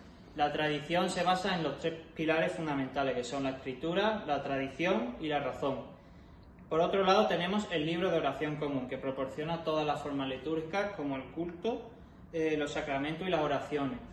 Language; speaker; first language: Spanish; native; Spanish